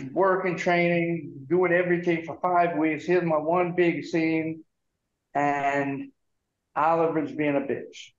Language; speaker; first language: English; native; English